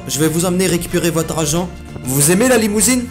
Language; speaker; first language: French; native; French